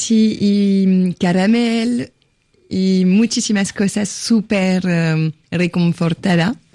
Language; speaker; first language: Spanish; non-native, fluent; French